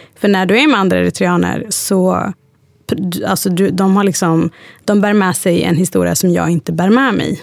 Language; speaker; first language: Swedish; early bilingual, other home language; Arabic